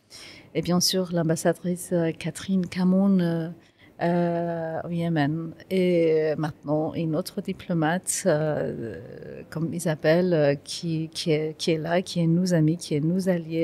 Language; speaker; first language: French; non-native, fluent; Kurdish